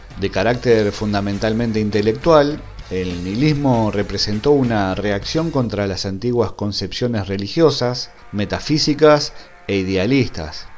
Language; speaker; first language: Spanish; native; Spanish